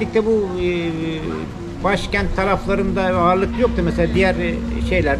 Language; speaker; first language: Turkish; native; Turkish